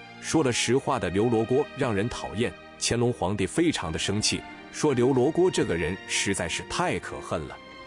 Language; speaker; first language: Chinese; native; Chinese